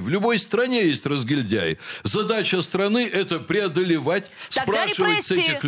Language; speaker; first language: Russian; native; Russian